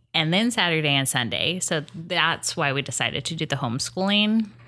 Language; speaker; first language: English; native; English